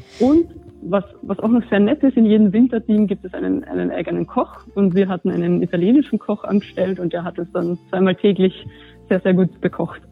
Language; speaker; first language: German; native; German